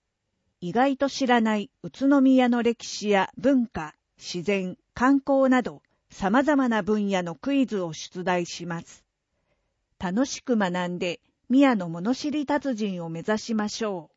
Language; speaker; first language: Japanese; native; Japanese